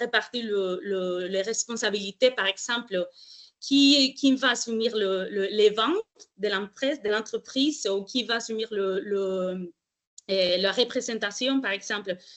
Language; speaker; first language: French; non-native, fluent; Spanish